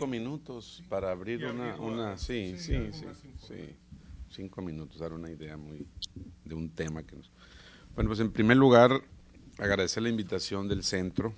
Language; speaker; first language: Spanish; native; Spanish